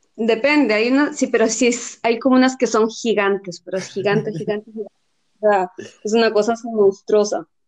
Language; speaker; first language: Spanish; native; Spanish